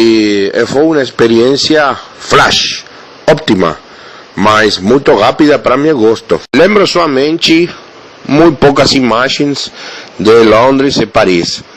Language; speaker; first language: Portuguese; non-native, learner; Spanish